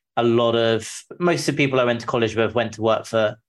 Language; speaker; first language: English; native; English